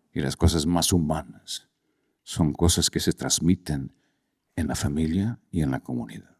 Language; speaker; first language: Spanish; early bilingual, heritage; Spanish